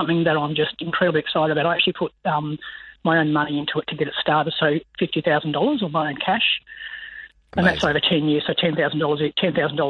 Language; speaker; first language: English; native; English